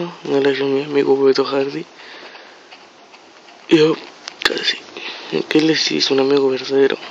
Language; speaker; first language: Spanish; native; Spanish